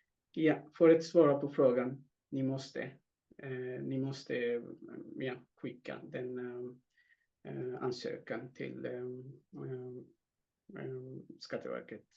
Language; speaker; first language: Swedish; non-native, fluent; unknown